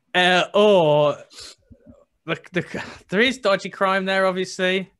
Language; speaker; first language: English; native; English